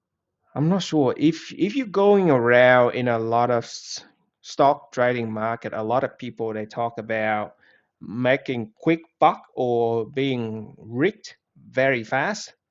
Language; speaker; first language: English; non-native, fluent; Vietnamese